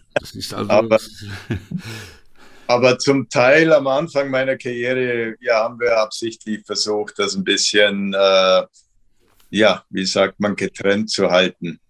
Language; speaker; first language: German; native; German